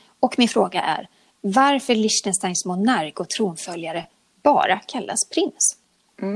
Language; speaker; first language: Swedish; native; Swedish